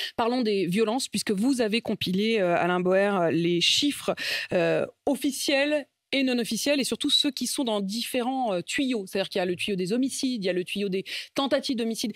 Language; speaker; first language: French; native; French